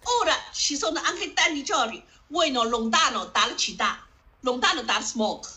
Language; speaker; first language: Italian; non-native, learner; Chinese